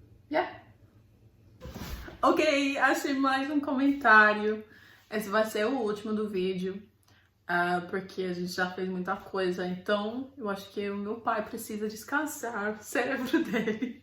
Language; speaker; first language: Portuguese; non-native, fluent; English